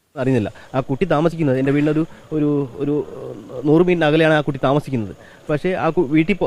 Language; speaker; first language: Malayalam; native; Malayalam